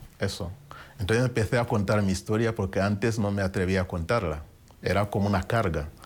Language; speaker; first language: Spanish; non-native, fluent; Kinyarwanda